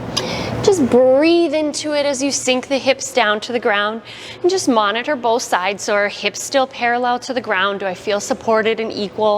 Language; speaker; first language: English; native; English